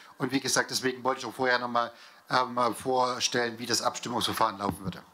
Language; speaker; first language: German; native; German